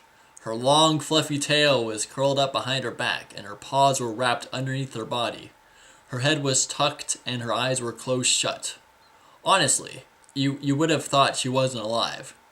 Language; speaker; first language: English; native; English